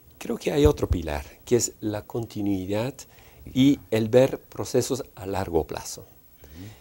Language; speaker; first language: Spanish; non-native, fluent; Dutch